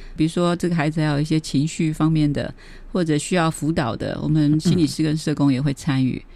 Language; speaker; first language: Chinese; native; Chinese